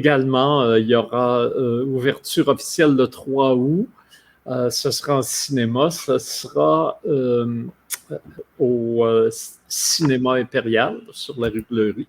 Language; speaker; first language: French; native; French